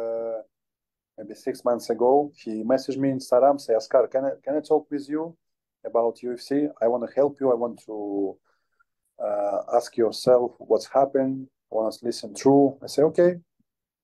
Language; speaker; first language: English; non-native, learner; Ukrainian